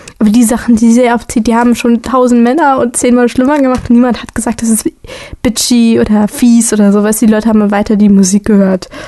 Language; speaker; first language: German; native; German